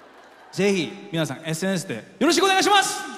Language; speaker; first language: Japanese; non-native, fluent; Korean